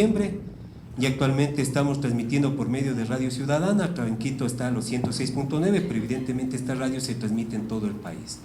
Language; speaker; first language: Spanish; native; Spanish